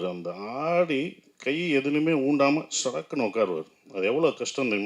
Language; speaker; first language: Tamil; native; Tamil